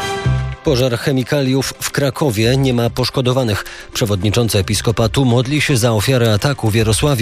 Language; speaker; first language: Polish; native; Polish